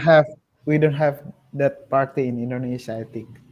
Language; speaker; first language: English; non-native, learner; Indonesian